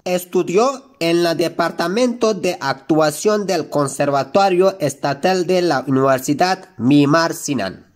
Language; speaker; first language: Spanish; non-native, fluent; Turkish